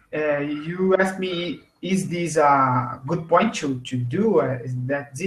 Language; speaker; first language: English; non-native, learner; Portuguese